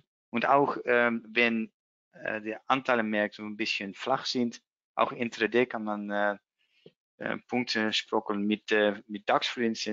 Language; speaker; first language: German; non-native, learner; Dutch